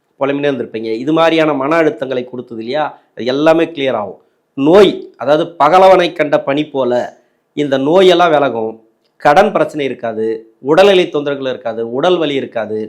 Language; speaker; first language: Tamil; native; Tamil